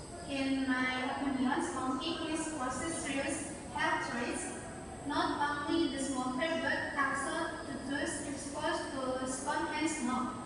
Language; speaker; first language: English; non-native, learner; Indonesian